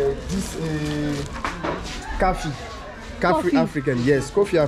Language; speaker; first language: English; non-native, learner; French